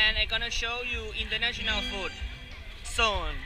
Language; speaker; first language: English; non-native, learner; Thai